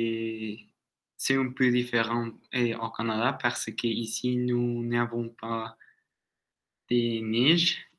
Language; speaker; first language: French; non-native, learner; Spanish